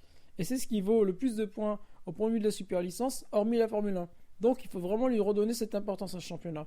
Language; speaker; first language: French; native; French